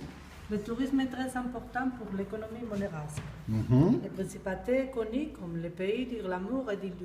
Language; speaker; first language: French; non-native, learner; Spanish